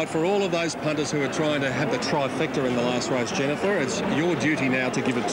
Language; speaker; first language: English; native; English